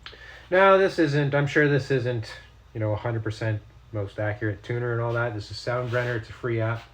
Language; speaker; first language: English; native; English